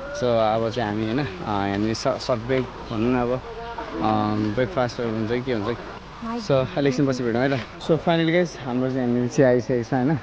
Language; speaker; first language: Nepali; native; Nepali